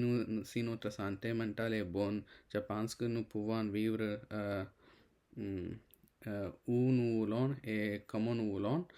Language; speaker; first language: French; non-native, learner; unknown